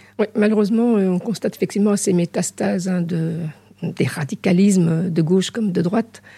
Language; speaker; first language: French; early bilingual, other home language; Arabic